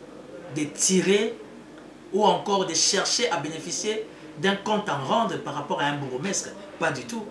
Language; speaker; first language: French; non-native, local second language; Lingala